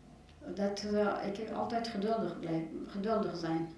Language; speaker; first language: Dutch; non-native, learner; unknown